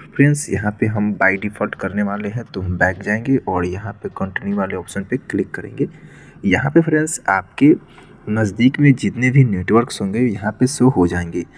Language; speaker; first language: Hindi; native; Hindi